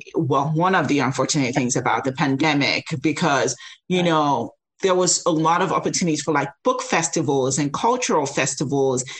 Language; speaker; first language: English; non-native, local second language; Yoruba